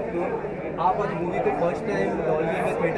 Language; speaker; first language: Hindi; native; Hindi